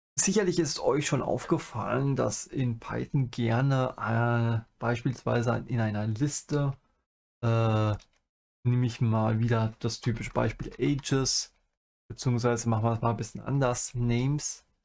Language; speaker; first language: German; native; German